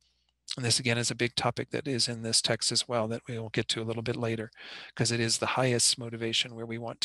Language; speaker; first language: English; native; English